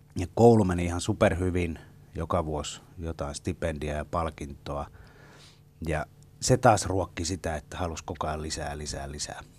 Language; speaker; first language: Finnish; native; Finnish